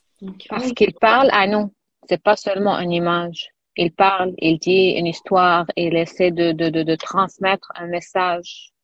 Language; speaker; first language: French; non-native, learner; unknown